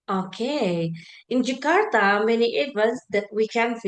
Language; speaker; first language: English; non-native, fluent; Indonesian